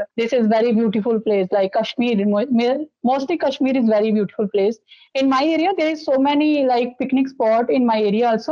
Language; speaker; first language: English; non-native, local second language; Dogri